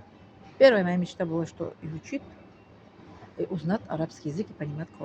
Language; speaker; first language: Russian; non-native, local second language; Tajik